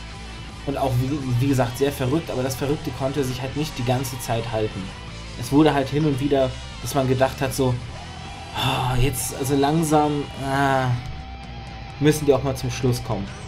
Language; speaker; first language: German; native; German